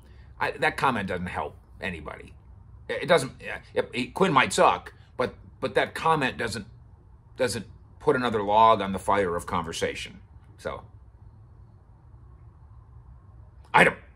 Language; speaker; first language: English; native; English